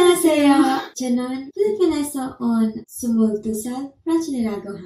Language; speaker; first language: Korean; non-native, learner; Filipino